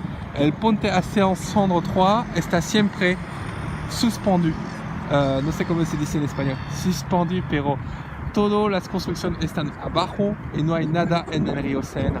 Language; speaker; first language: Spanish; non-native, learner; French